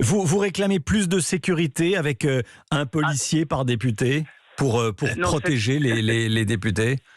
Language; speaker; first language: French; native; French